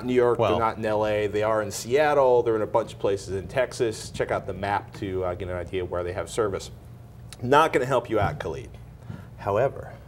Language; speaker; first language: English; native; English